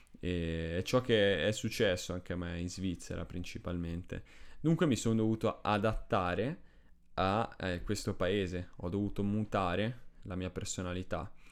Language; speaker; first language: Italian; early bilingual, other home language; Spanish